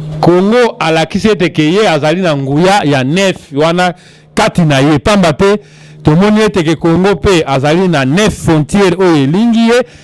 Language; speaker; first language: Lingala; non-native, local second language; Kongo